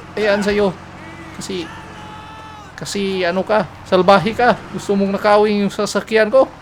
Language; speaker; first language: Filipino; non-native, local second language; Cebuano